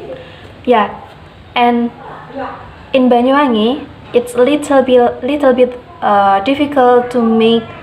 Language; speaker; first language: English; non-native, learner; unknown